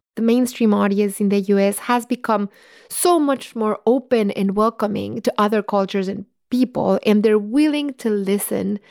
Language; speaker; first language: English; non-native, fluent; Spanish